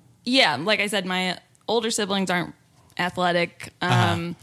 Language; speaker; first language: English; native; English